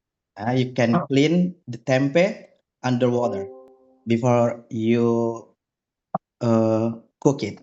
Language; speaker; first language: English; non-native, learner; Indonesian